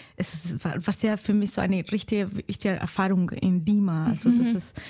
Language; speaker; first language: German; non-native, fluent; Spanish